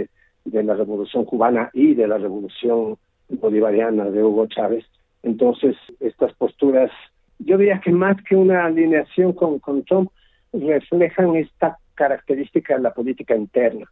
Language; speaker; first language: Spanish; native; Spanish